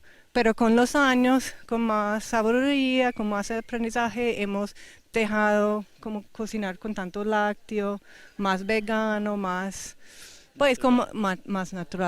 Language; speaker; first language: Spanish; non-native, fluent; English